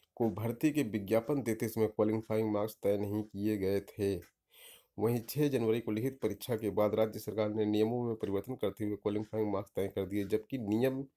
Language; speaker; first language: Hindi; native; Hindi